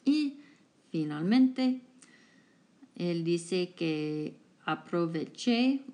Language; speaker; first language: Spanish; non-native, learner; English